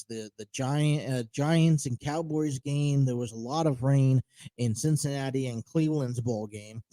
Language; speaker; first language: English; native; English